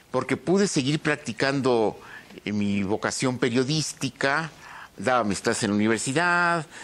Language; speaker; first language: Spanish; native; Spanish